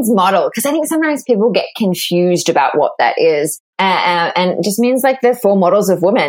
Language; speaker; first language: English; native; English